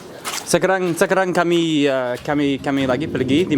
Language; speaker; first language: Indonesian; non-native, learner; English